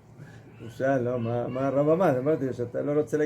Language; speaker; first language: Hebrew; non-native, fluent; Spanish